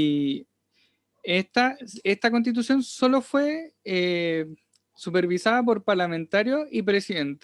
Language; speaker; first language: Spanish; native; Spanish